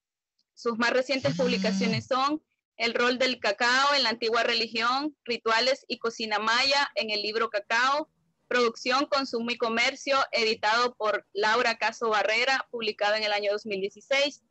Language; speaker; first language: Spanish; native; Spanish